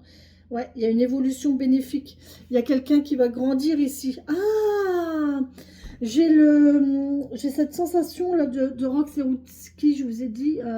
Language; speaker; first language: French; native; French